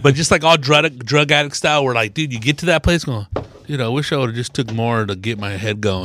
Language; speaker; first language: English; early bilingual, other home language; Spanish